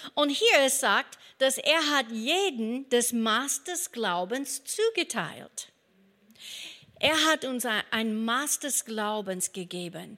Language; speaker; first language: German; non-native, fluent; English